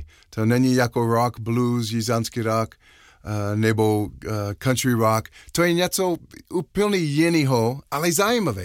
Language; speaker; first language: Czech; non-native, learner; English